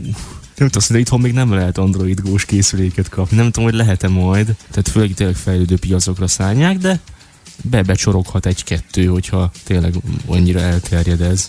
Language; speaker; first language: Hungarian; native; Hungarian